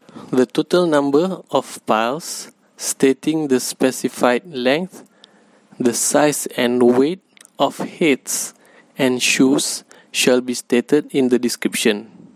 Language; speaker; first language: English; non-native, local second language; Malay